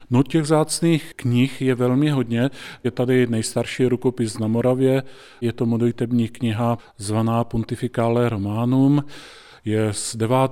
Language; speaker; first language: Czech; native; Czech